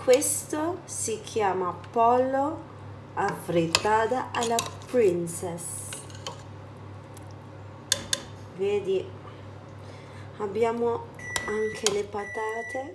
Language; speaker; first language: Italian; early bilingual, other home language; Filipino